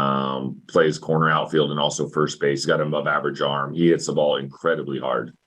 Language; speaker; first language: English; native; English